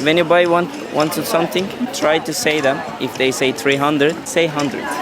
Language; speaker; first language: English; non-native, learner; Turkish